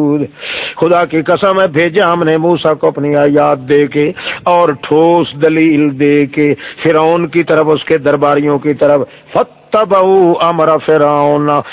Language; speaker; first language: Urdu; non-native, local second language; Saraiki